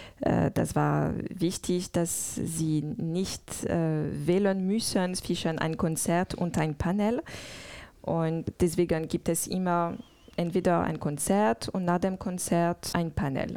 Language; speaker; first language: German; non-native, fluent; French